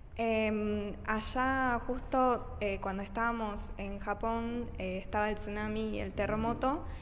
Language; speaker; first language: Spanish; early bilingual, other home language; Japanese